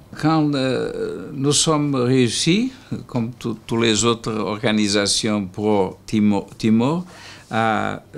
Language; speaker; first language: French; non-native, learner; Portuguese